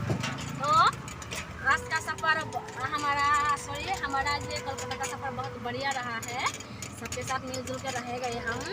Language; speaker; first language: Hindi; non-native, local second language; Kok Borok